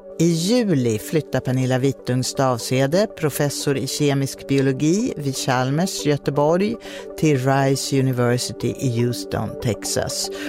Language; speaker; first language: Swedish; native; Swedish